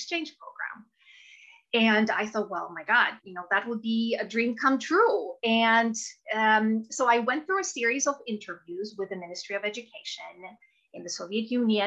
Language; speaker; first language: English; non-native, fluent; Russian